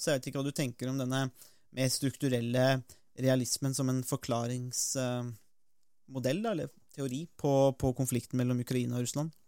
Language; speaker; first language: Norwegian; native; Norwegian